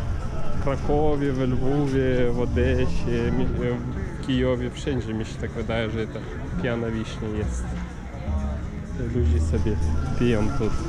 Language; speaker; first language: Polish; non-native, learner; Ukrainian